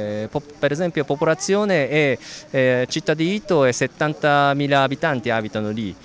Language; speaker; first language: Italian; non-native, fluent; Japanese